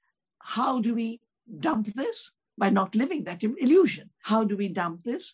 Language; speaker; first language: English; non-native, local second language; Hindi